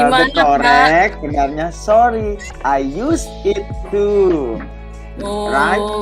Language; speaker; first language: English; non-native, learner; Indonesian